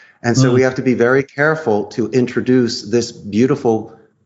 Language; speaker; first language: English; native; English